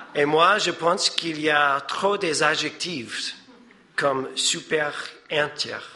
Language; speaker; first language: French; non-native, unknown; English